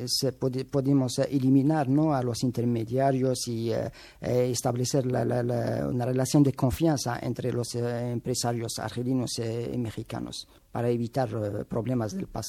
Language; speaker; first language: Spanish; non-native, fluent; Arabic